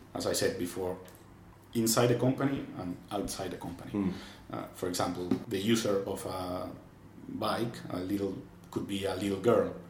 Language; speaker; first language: English; non-native, fluent; Spanish